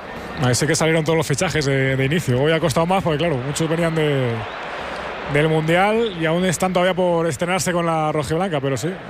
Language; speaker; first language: Spanish; native; Spanish